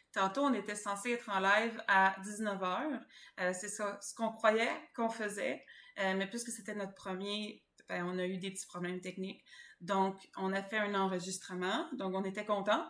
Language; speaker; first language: French; native; French